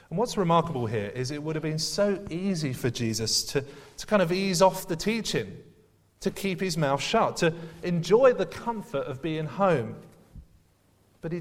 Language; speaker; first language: English; native; English